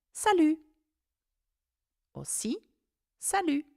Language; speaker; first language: French; non-native, fluent; English